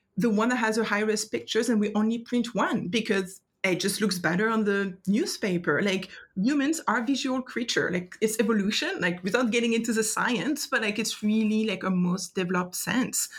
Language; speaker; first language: English; non-native, fluent; French